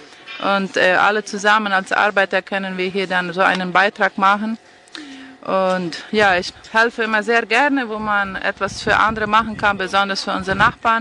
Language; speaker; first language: German; non-native, fluent; Spanish